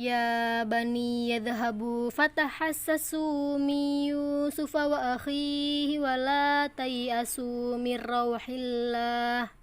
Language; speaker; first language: Indonesian; native; Indonesian